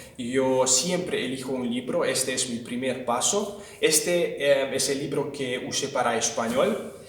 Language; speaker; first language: Spanish; non-native, fluent; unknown